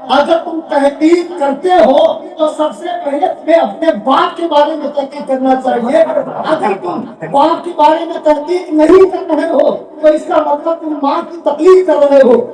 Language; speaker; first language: Urdu; native; Urdu